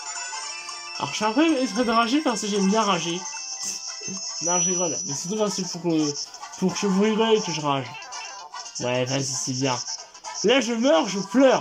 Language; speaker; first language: French; native; French